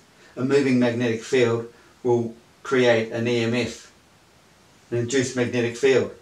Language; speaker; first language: English; native; English